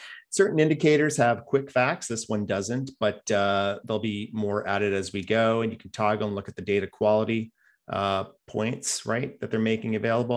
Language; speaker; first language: English; native; English